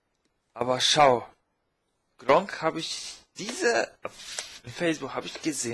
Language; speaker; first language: German; non-native, fluent; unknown